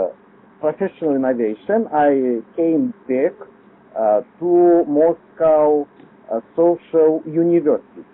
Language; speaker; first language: English; non-native, learner; Lithuanian